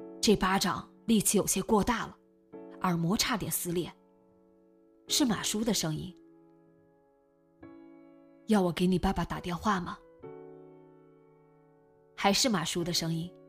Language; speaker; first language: Chinese; native; Chinese